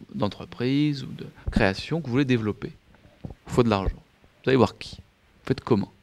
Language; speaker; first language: French; native; French